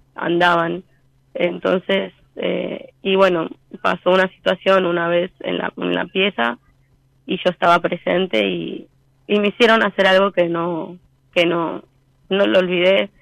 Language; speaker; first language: Spanish; native; Spanish